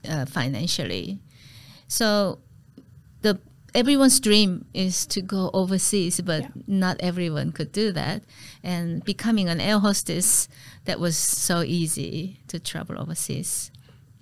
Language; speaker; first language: English; non-native, fluent; Korean